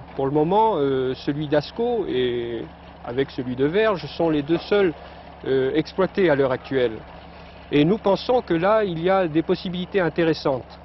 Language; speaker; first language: French; native; French